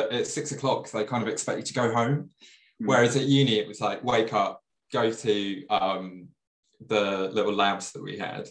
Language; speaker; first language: English; native; English